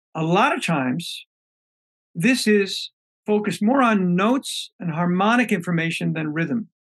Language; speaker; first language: English; native; English